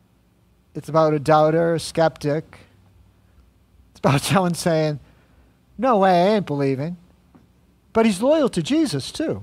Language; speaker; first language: English; native; English